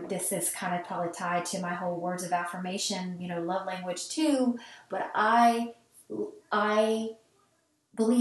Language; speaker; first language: English; native; English